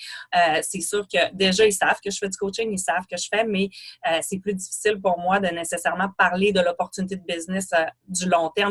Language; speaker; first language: French; native; French